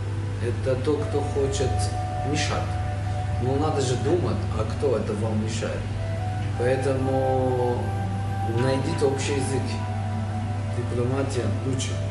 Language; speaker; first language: Russian; non-native, fluent; Persian